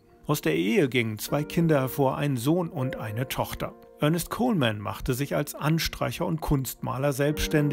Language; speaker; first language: German; native; German